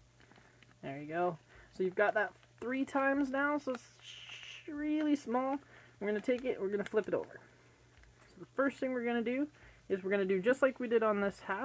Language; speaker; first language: English; native; English